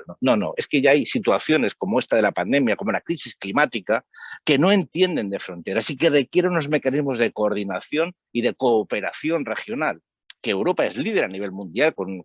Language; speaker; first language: Spanish; native; Spanish